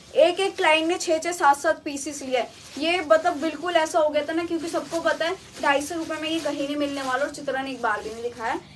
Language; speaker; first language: Hindi; native; Hindi